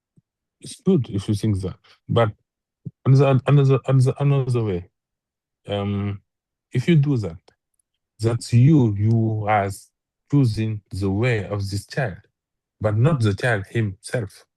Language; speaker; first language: English; non-native, learner; French